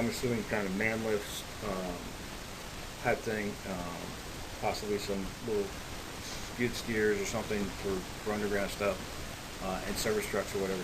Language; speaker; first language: English; native; English